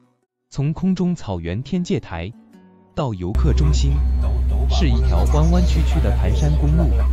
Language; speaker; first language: Chinese; native; Chinese